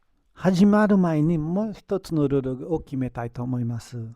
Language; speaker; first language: Japanese; non-native, fluent; Portuguese